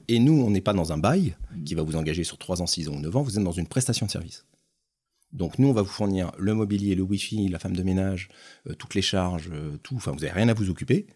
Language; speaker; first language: French; native; French